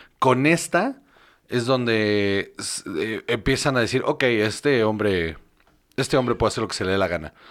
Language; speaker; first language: Spanish; native; Spanish